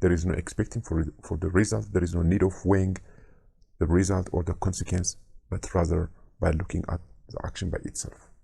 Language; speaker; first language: English; non-native, local second language; Amharic